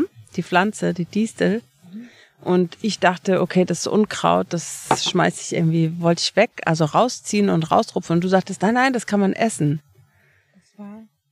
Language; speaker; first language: German; native; German